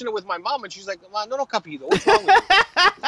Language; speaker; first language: English; native; English